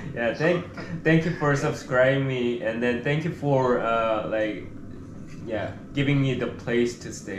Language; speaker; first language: English; non-native, learner; Korean